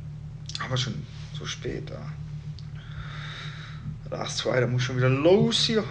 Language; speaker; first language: German; native; German